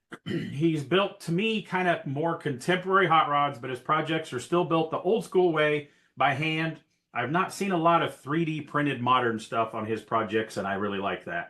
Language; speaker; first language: English; native; English